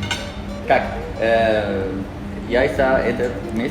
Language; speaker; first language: Russian; non-native, learner; Azerbaijani